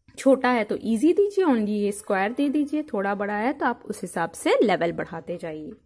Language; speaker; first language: Hindi; native; Hindi